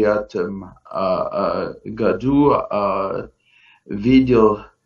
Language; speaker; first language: Russian; non-native, fluent; English